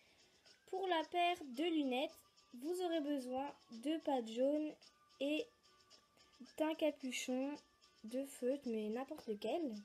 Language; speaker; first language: French; native; French